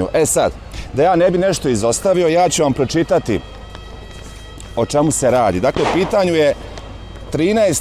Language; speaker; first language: Croatian; native; Croatian